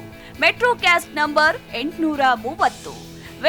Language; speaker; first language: Kannada; native; Kannada